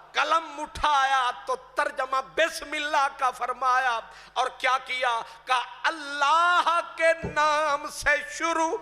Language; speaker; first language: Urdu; non-native, local second language; Punjabi